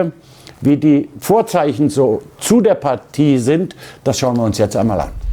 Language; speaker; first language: German; native; German